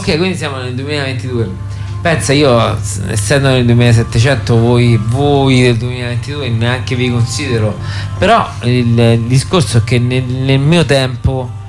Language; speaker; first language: Italian; native; Italian